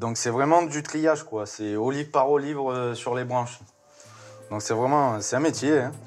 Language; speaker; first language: French; native; French